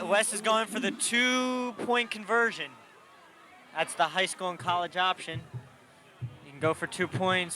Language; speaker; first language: English; native; English